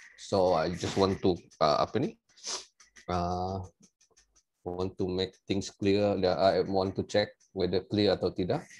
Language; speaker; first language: English; non-native, local second language; Malay